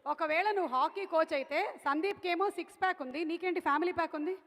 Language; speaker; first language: Telugu; native; Telugu